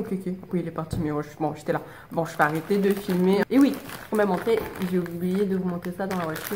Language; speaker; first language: French; native; French